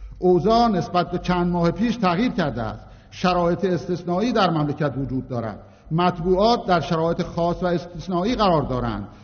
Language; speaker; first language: Persian; non-native, local second language; Azerbaijani